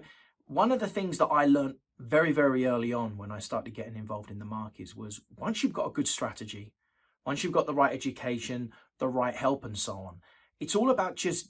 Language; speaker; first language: English; native; English